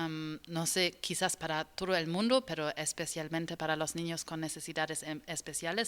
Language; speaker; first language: Spanish; non-native, learner; German